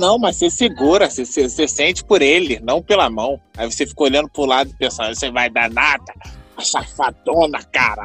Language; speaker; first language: Portuguese; native; Portuguese